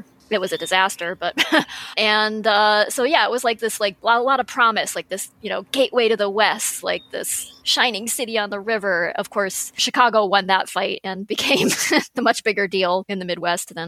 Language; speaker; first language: English; native; English